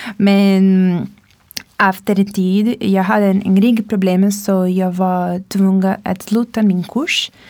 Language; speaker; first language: Swedish; non-native, learner; Portuguese